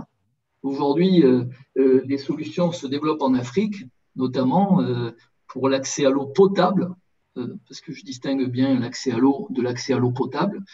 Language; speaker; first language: French; native; French